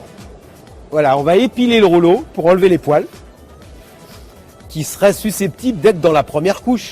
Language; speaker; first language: French; native; French